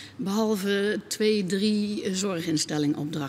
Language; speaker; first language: Dutch; native; Dutch